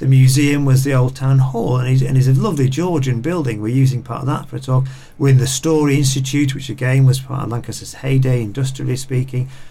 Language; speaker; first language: English; native; English